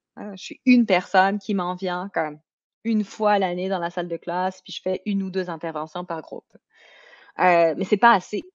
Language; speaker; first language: French; native; French